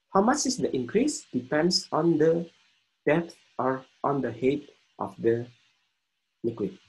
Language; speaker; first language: English; non-native, fluent; Indonesian